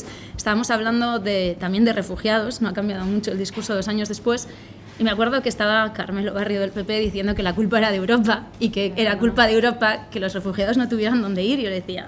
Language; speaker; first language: Spanish; native; Spanish